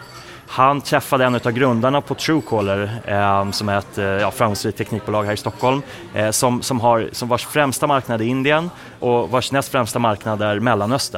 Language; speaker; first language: Swedish; native; Swedish